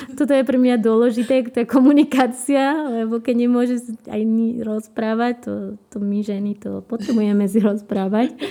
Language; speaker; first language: Slovak; non-native, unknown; Spanish